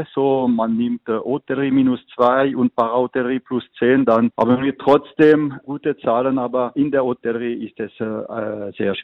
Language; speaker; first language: German; non-native, local second language; French